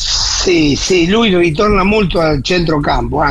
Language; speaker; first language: Italian; non-native, fluent; Spanish